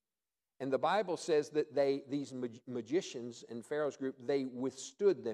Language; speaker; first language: English; native; English